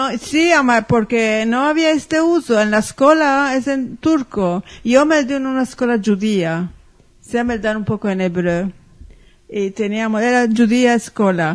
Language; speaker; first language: Spanish; early bilingual, heritage; Ladino